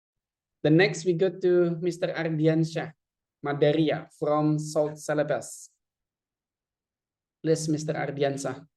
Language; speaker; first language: English; non-native, fluent; Indonesian